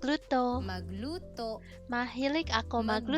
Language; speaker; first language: Filipino; non-native, learner; English